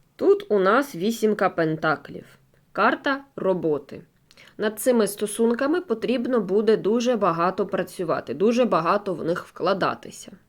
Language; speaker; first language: Ukrainian; non-native, local second language; Russian